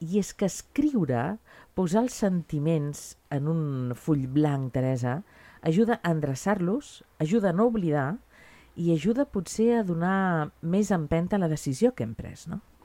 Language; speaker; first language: Catalan; native; Catalan